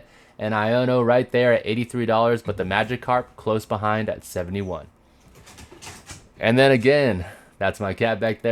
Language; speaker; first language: English; native; English